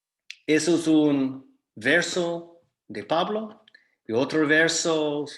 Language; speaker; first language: Spanish; non-native, fluent; English